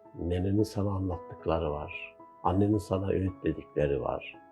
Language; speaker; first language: Turkish; native; Turkish